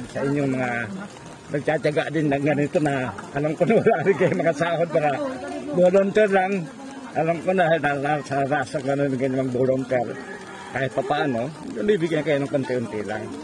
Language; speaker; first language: Filipino; native; Filipino